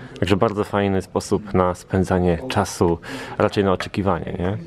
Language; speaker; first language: Polish; native; Polish